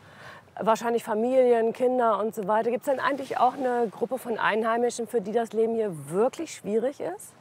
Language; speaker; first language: German; native; German